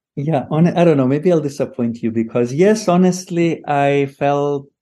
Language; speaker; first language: English; non-native, fluent; Greek